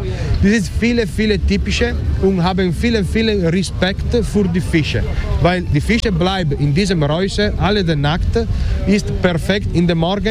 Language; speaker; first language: German; non-native, learner; Italian